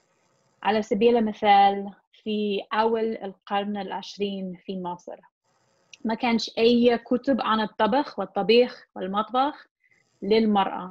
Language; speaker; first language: Arabic; non-native, fluent; English